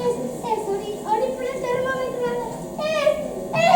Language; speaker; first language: Basque; non-native, local second language; Spanish